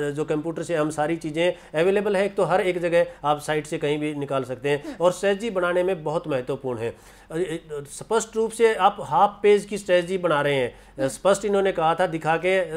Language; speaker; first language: Hindi; native; Hindi